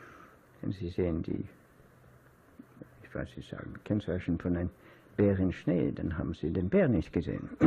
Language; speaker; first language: German; non-native, fluent; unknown